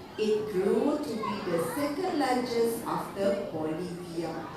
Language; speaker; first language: English; non-native, local second language; Malay